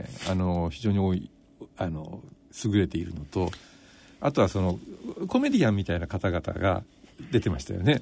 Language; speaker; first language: Japanese; native; Japanese